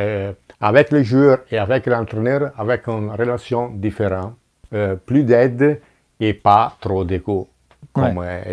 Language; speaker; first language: French; non-native, fluent; Italian